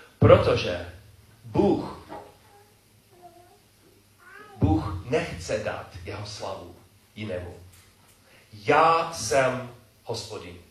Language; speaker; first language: Czech; non-native, fluent; English